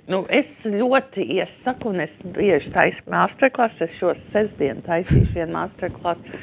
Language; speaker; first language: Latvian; early bilingual, heritage; Latvian